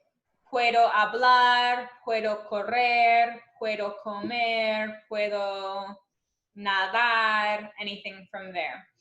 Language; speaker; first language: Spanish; non-native, fluent; English